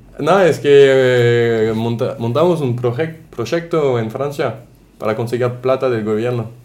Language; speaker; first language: Spanish; non-native, fluent; French